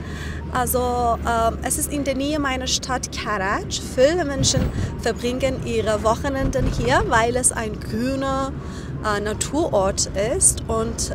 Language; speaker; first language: German; non-native, fluent; Persian